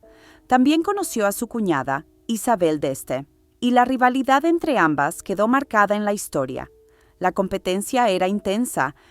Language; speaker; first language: Spanish; native; Spanish